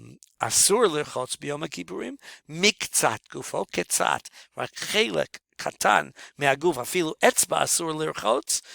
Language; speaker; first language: Hebrew; non-native, fluent; English